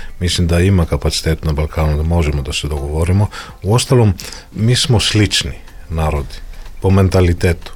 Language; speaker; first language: Serbian; non-native, fluent; Greek